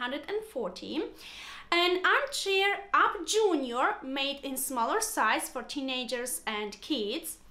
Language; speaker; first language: English; non-native, fluent; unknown